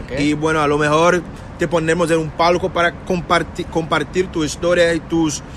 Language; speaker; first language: Spanish; non-native, fluent; Portuguese